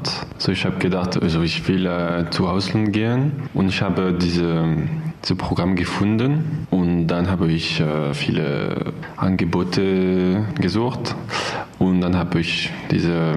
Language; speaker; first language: German; non-native, learner; French